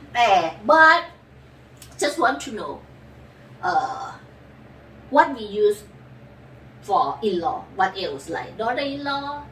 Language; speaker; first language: English; non-native, learner; Thai